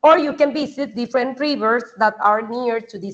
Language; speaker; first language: English; non-native, fluent; Spanish